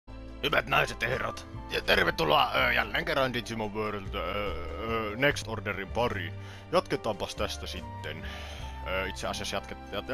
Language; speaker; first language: Finnish; native; Finnish